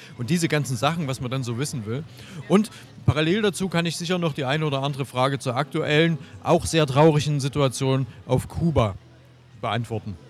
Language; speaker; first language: German; native; German